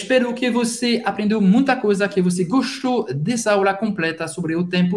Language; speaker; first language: Portuguese; non-native, fluent; French